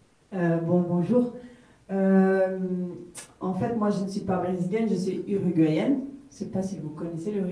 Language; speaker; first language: French; non-native, fluent; Spanish